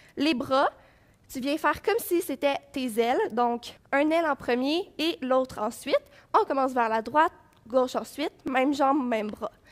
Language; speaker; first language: French; native; French